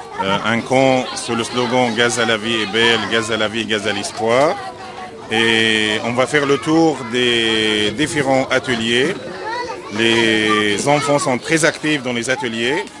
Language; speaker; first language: French; non-native, fluent; Arabic